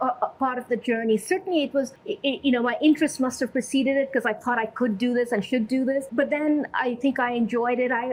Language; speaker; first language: English; non-native, local second language; Urdu